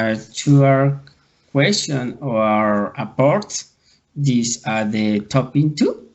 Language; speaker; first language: English; non-native, learner; Spanish